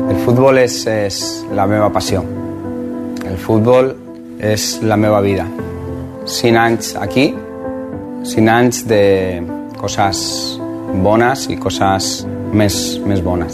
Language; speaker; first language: Catalan; non-native, fluent; Spanish